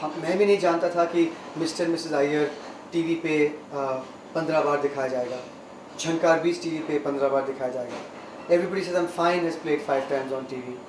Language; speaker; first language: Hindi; non-native, local second language; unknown